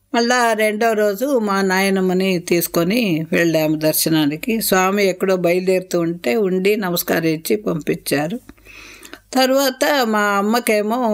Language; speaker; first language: Telugu; non-native, local second language; Tamil